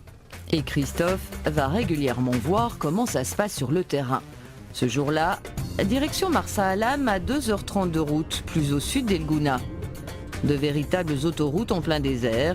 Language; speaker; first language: French; native; French